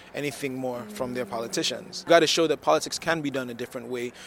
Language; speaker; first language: English; non-native, local second language; Yoruba